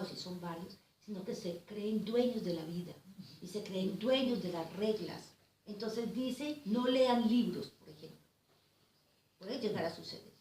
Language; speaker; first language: Spanish; native; Spanish